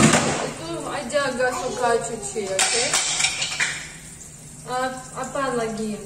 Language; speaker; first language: Indonesian; non-native, learner; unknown